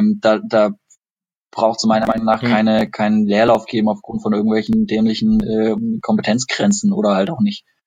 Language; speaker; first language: German; native; German